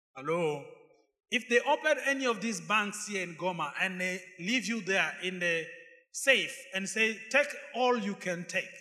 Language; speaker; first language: English; non-native, fluent; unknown